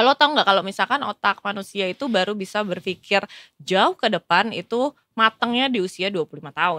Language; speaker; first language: Indonesian; native; Indonesian